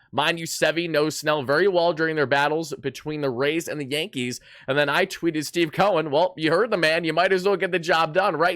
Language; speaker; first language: English; native; English